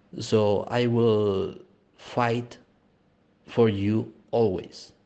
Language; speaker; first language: English; non-native, learner; Spanish